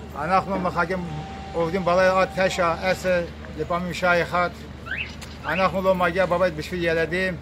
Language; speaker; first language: Hebrew; non-native, learner; Turkish